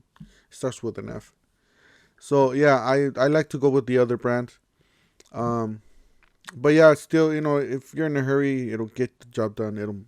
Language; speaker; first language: English; native; English